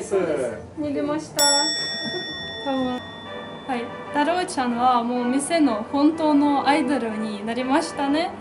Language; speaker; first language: Japanese; non-native, fluent; Russian